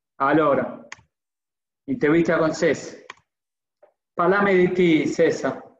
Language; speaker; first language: Italian; non-native, learner; Spanish